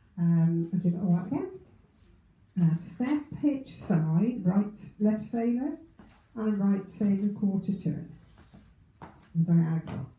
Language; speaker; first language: English; native; English